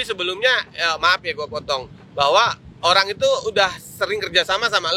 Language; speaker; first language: Indonesian; native; Indonesian